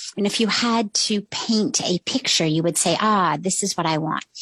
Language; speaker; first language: English; native; English